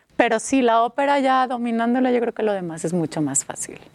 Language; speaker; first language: Spanish; native; Spanish